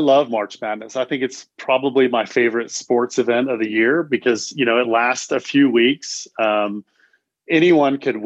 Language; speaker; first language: English; native; English